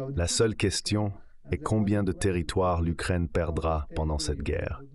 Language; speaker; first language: French; non-native, fluent; Ukrainian